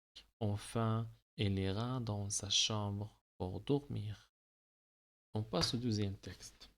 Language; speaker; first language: French; non-native, local second language; Arabic